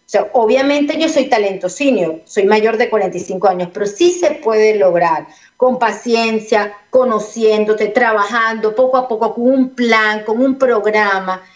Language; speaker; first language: Spanish; native; Spanish